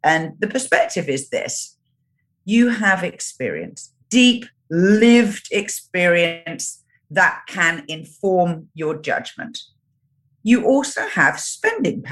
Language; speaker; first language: English; native; English